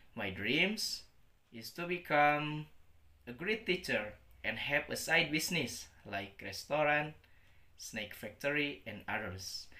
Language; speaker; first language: English; non-native, learner; Indonesian